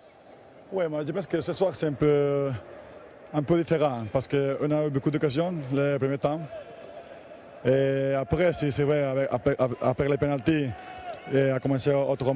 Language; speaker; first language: French; non-native, learner; Spanish